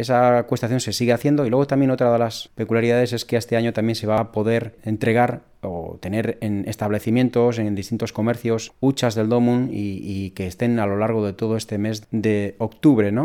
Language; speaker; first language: Spanish; native; Spanish